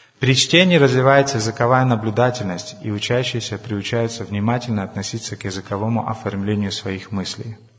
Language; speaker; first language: Russian; non-native, local second language; Ukrainian